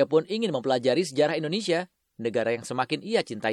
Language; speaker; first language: Indonesian; native; Indonesian